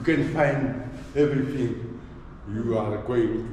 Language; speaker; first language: English; non-native, learner; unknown